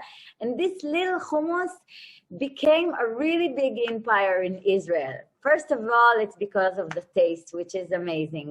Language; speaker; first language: English; non-native, fluent; Hebrew